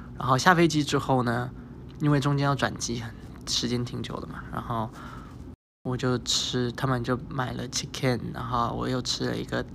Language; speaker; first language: Chinese; early bilingual, heritage; Chinese